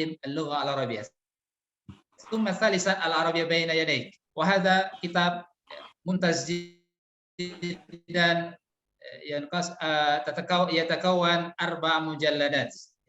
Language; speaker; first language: Arabic; non-native, fluent; Indonesian